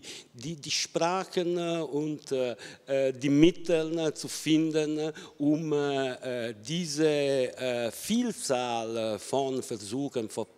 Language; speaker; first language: German; non-native, fluent; Italian